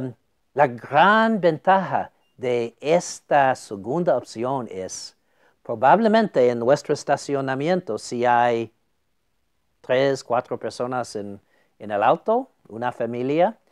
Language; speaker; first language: Spanish; non-native, fluent; English